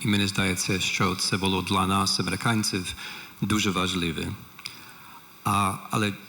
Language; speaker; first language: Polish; non-native, learner; English